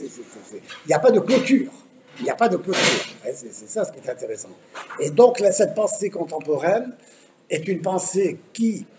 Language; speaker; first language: French; native; French